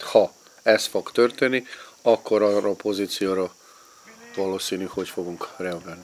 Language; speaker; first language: Hungarian; non-native, fluent; Serbian